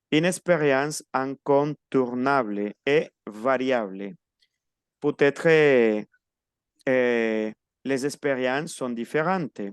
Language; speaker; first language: French; non-native, fluent; Spanish